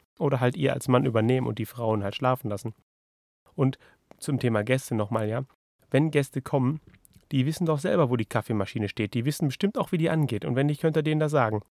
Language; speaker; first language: German; native; German